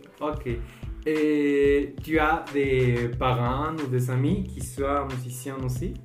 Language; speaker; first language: French; non-native, fluent; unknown